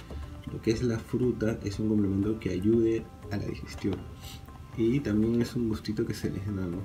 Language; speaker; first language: Spanish; native; Spanish